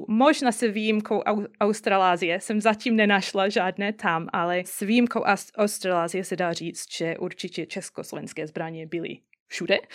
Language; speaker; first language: Czech; non-native, fluent; English